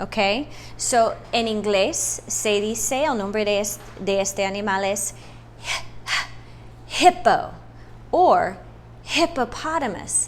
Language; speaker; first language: Spanish; non-native, fluent; English